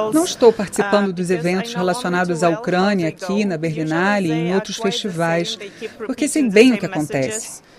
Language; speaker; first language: Portuguese; non-native, fluent; Ukrainian